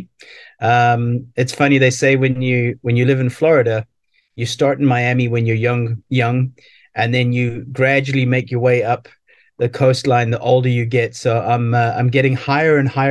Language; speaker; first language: English; native; English